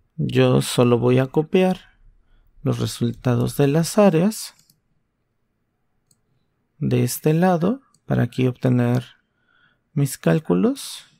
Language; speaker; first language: Spanish; native; Spanish